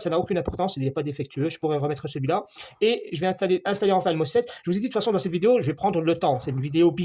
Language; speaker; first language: French; native; French